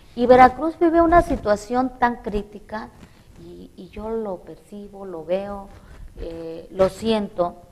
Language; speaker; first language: Spanish; native; Spanish